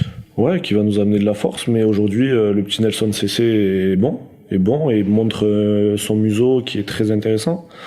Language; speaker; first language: French; native; French